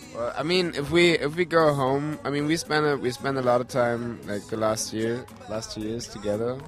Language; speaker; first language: English; non-native, fluent; German